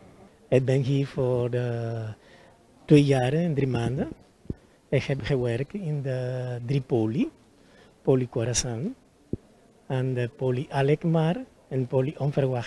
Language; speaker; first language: Dutch; non-native, learner; Spanish